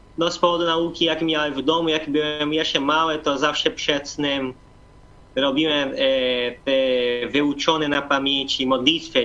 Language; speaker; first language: Polish; non-native, fluent; Portuguese